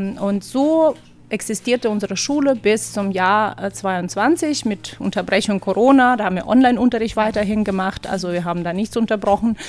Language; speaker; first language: German; non-native, fluent; Ukrainian